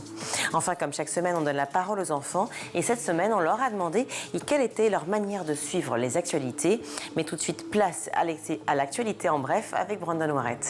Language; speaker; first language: French; native; French